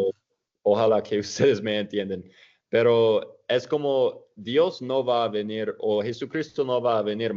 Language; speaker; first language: Spanish; non-native, fluent; English